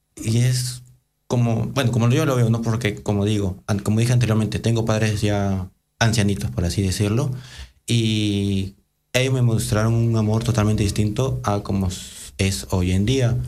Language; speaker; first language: Spanish; native; Spanish